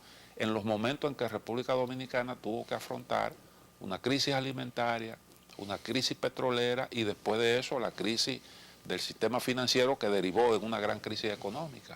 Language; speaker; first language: Spanish; native; Spanish